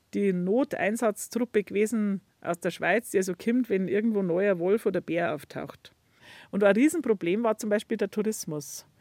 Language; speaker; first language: German; native; German